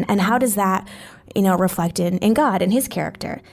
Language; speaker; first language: English; native; English